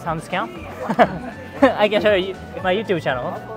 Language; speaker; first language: English; non-native, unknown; Japanese